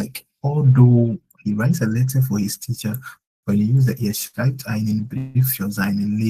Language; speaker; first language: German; non-native, fluent; Akan